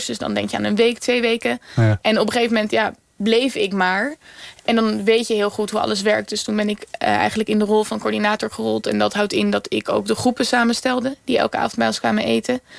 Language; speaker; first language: Dutch; native; Dutch